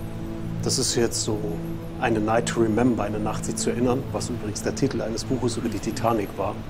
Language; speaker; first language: German; native; German